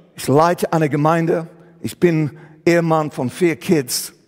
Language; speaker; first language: German; non-native, fluent; English